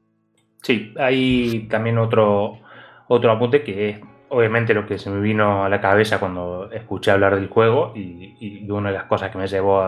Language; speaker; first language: Spanish; native; Spanish